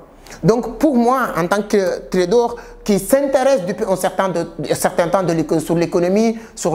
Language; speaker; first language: French; non-native, local second language; Wolof